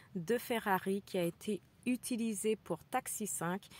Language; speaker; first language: French; native; French